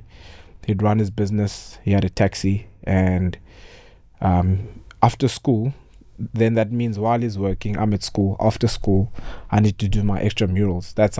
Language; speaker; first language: English; non-native, local second language; Xhosa